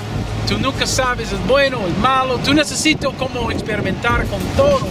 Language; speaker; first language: Spanish; non-native, learner; English